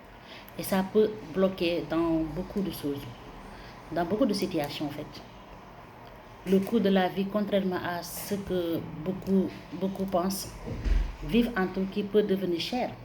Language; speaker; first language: French; non-native, local second language; Wolof